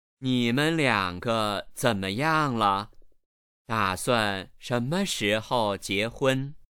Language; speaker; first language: Chinese; native; Chinese